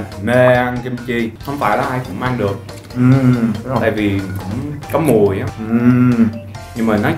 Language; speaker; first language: Vietnamese; non-native, fluent; English